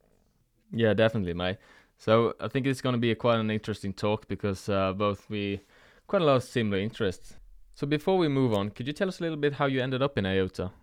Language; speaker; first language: English; non-native, fluent; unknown